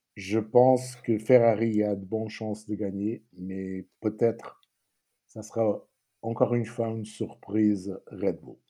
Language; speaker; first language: French; non-native, fluent; Portuguese